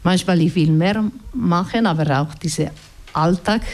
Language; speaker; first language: German; non-native, learner; Basque